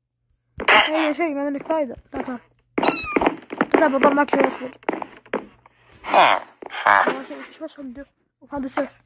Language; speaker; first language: Arabic; native; Arabic